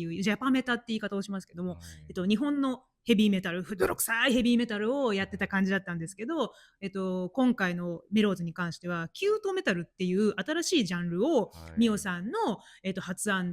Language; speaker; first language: Japanese; native; Japanese